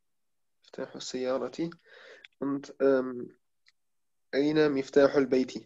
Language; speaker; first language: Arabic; non-native, learner; German